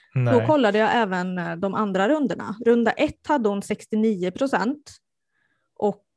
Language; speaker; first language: Swedish; native; Swedish